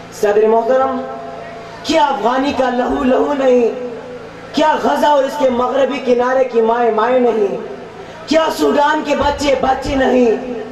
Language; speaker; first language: Urdu; non-native, local second language; Pashto